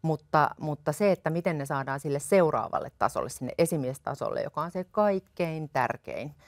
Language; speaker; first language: Finnish; native; Finnish